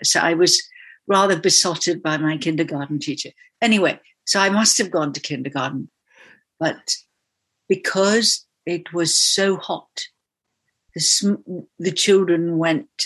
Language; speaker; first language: English; native; English